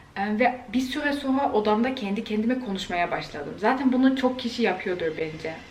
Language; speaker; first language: Turkish; early bilingual, heritage; Turkish